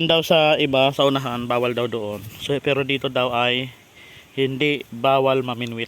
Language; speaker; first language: Filipino; non-native, local second language; Bikol